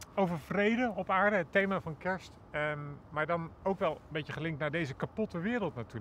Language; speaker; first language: Dutch; native; Dutch